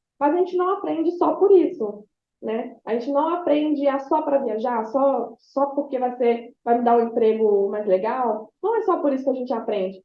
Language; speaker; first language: Portuguese; native; Portuguese